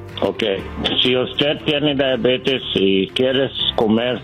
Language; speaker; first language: Spanish; non-native, learner; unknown